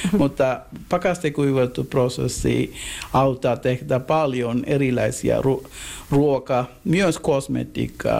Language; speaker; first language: Finnish; non-native, learner; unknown